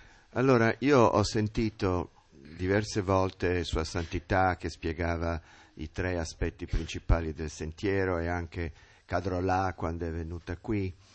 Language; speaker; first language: Italian; native; Italian